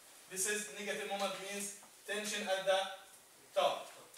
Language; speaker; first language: English; non-native, fluent; Arabic